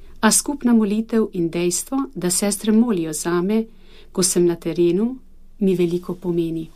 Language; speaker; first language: Slovenian; non-native, fluent; Albanian